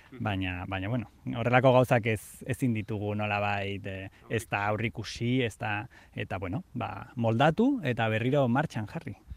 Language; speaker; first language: Basque; native; Basque